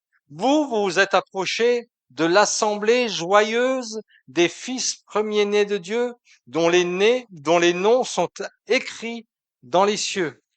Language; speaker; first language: French; native; French